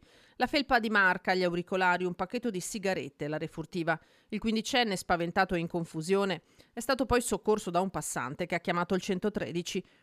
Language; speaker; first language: Italian; native; Italian